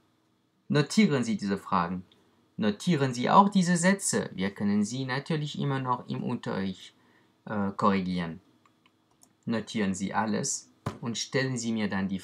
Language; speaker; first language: German; non-native, fluent; French